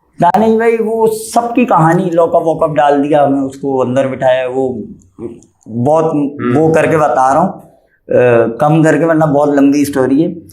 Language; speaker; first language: Urdu; native; Urdu